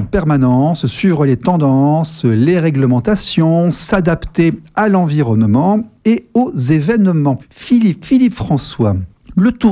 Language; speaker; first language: French; native; French